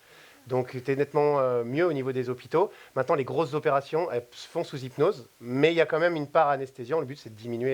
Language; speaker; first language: French; native; French